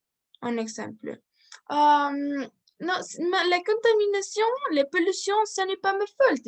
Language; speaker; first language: French; non-native, learner; Spanish